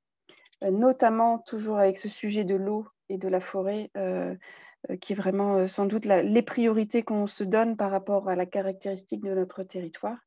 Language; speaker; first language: French; native; French